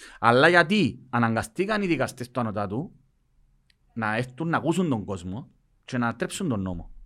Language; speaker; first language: Greek; native; Greek